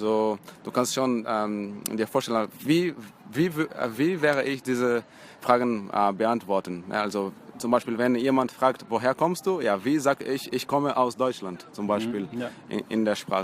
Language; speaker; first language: German; non-native, fluent; Portuguese